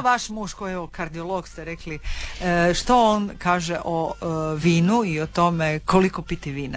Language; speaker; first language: Serbian; native; Serbian